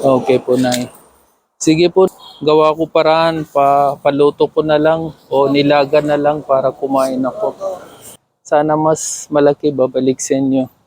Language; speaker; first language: Filipino; non-native, learner; Urdu